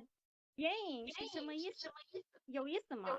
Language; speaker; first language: Chinese; non-native, learner; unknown